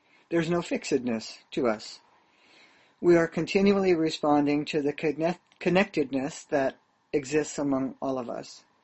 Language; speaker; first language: English; native; English